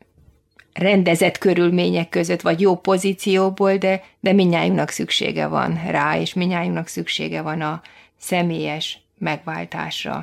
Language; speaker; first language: Hungarian; native; Hungarian